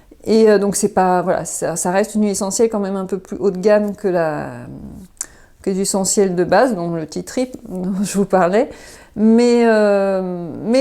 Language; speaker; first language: French; native; French